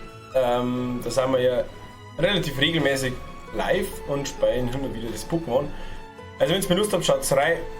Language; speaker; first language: German; native; German